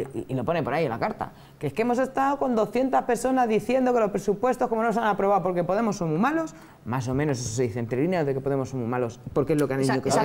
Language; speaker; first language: Spanish; native; Spanish